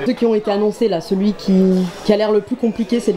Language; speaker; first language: French; native; French